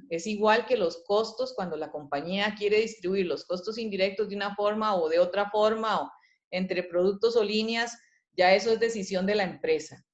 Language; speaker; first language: Spanish; native; Spanish